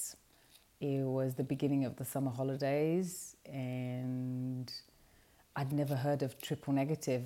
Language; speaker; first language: English; non-native, fluent; Portuguese